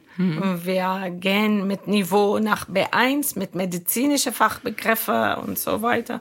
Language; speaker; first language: German; non-native, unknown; Arabic